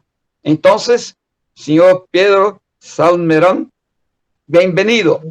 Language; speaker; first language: Spanish; non-native, fluent; Portuguese